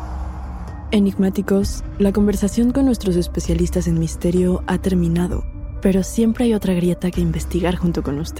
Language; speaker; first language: Spanish; native; Spanish